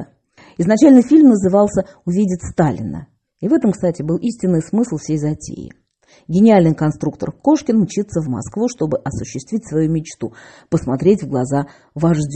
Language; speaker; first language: Russian; native; Russian